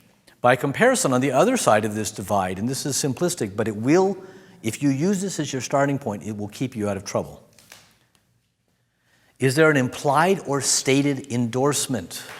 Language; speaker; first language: English; native; English